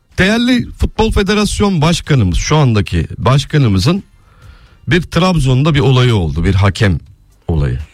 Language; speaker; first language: Turkish; early bilingual, heritage; Turkish